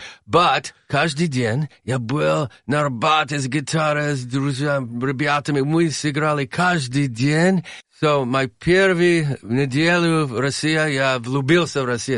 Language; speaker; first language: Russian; non-native, learner; English